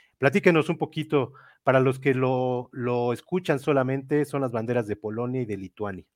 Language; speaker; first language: Spanish; native; Spanish